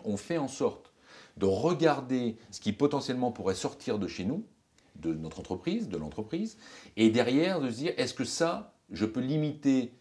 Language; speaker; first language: French; native; French